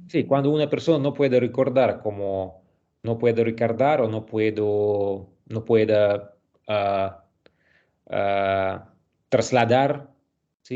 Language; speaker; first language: Spanish; non-native, learner; Russian